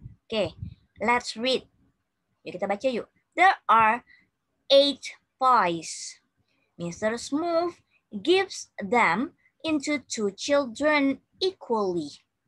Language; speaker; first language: English; non-native, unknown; Indonesian